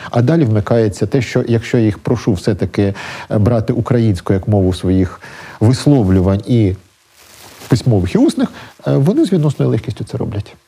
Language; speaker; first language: Ukrainian; native; Ukrainian